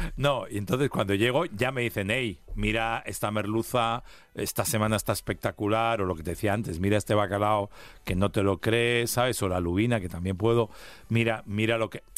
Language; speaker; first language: Spanish; early bilingual, heritage; Spanish